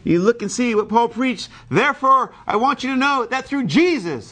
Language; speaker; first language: English; native; English